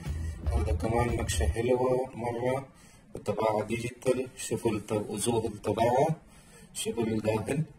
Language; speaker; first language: Arabic; non-native, learner; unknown